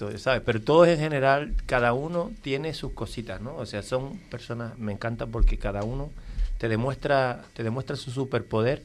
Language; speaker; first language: Spanish; native; Spanish